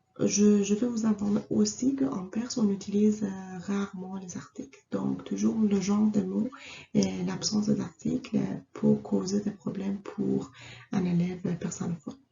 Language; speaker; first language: French; non-native, fluent; Persian